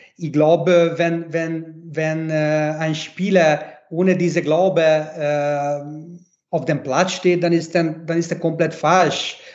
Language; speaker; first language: German; non-native, fluent; Hungarian